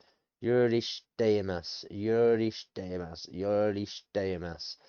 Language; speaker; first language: Japanese; non-native, learner; English